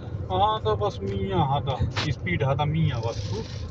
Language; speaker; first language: Arabic; non-native, learner; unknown